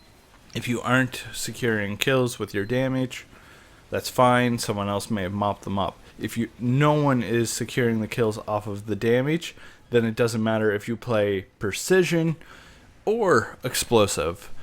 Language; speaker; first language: English; native; English